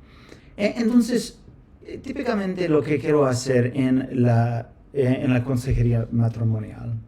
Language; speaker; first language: Spanish; non-native, fluent; English